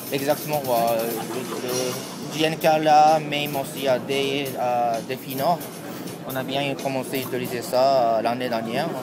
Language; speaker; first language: French; non-native, learner; Japanese